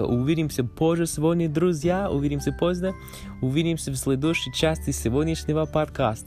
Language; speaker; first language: Russian; non-native, learner; English